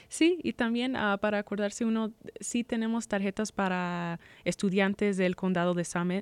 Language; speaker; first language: Spanish; early bilingual, heritage; Spanish